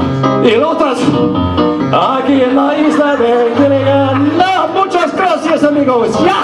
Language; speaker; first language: Spanish; non-native, learner; English